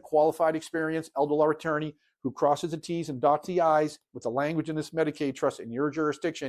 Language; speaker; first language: English; native; English